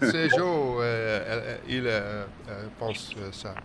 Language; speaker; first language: French; non-native, learner; Dutch